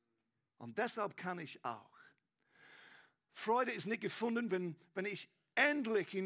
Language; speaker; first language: German; non-native, learner; English